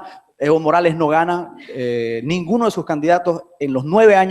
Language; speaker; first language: Spanish; native; Spanish